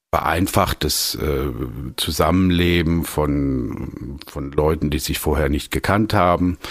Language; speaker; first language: German; native; German